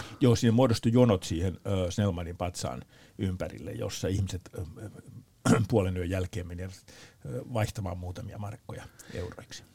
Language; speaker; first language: Finnish; native; Finnish